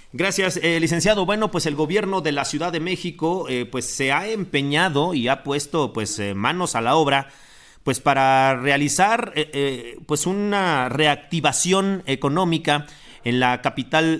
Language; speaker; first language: Spanish; native; Spanish